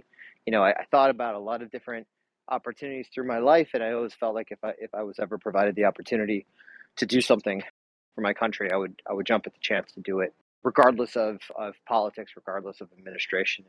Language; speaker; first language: English; native; English